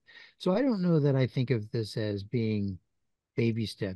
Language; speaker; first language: English; native; English